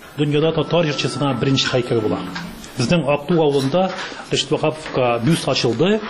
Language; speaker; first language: Tatar; native; Tatar